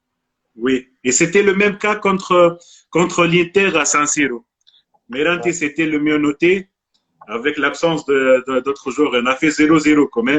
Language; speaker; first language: French; non-native, local second language; Arabic